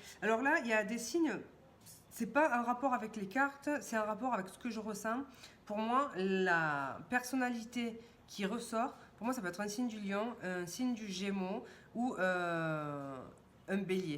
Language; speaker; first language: French; native; French